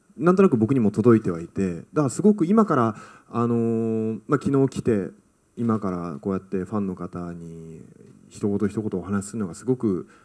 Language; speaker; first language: Japanese; native; Japanese